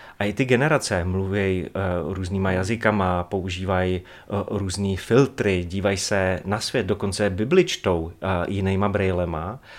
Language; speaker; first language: Czech; native; Czech